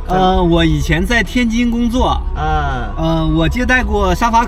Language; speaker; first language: Chinese; native; Chinese